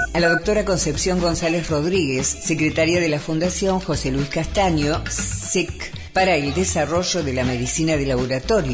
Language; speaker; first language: Spanish; native; Spanish